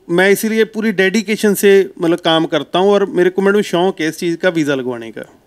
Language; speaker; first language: Hindi; non-native, local second language; Punjabi